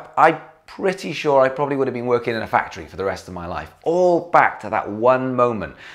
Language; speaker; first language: English; native; English